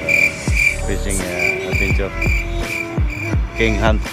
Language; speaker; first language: English; non-native, fluent; Filipino